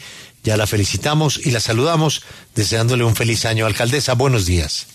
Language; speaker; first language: Spanish; native; Spanish